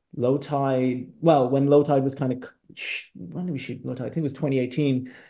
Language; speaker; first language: English; native; English